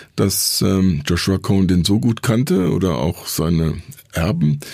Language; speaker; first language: German; native; German